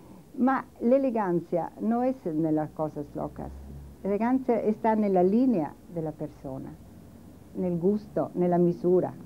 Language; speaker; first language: Spanish; non-native, learner; Italian